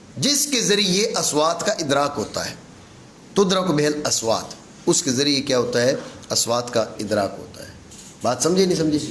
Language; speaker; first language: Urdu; non-native, local second language; Punjabi